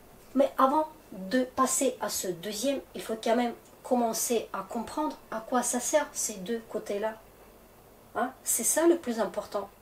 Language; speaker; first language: French; non-native, fluent; Russian